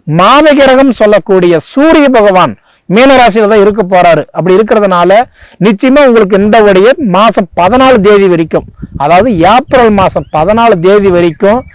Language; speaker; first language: Tamil; native; Tamil